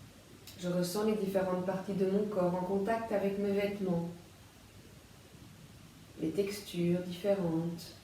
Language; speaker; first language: French; native; French